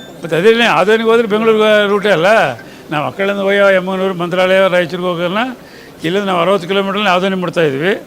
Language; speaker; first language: Kannada; native; Kannada